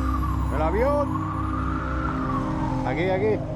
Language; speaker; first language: Spanish; non-native, local second language; Catalan